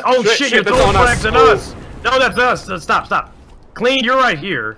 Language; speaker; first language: English; native; English